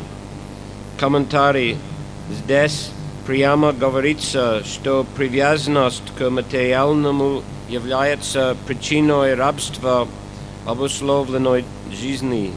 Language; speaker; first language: Russian; non-native, fluent; English